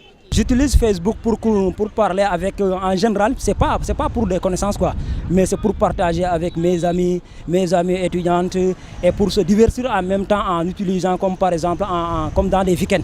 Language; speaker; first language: French; non-native, local second language; Wolof